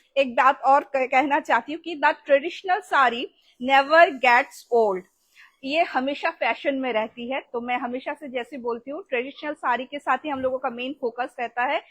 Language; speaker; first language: Hindi; non-native, local second language; Bangla